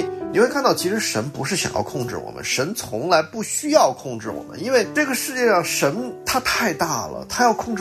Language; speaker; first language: Chinese; native; Chinese